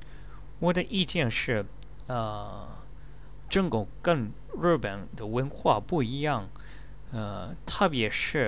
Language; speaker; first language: Chinese; non-native, learner; Japanese